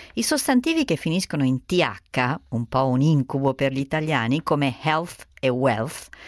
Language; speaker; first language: Italian; native; Italian